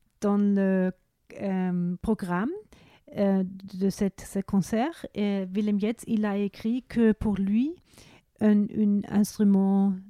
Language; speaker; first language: French; non-native, fluent; German